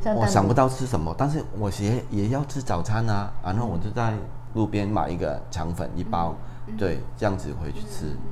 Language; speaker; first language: Chinese; non-native, fluent; Cantonese